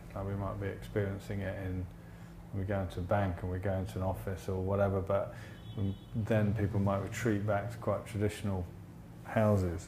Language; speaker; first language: English; native; English